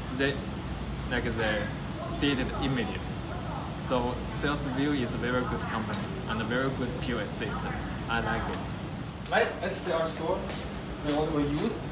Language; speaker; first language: English; non-native, learner; Chinese